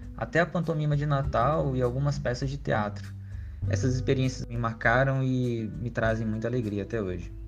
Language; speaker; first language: Portuguese; native; Portuguese